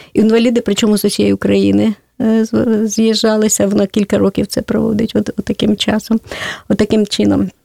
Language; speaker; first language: Ukrainian; native; Ukrainian